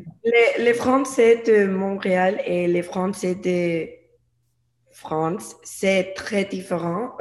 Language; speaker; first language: French; non-native, learner; English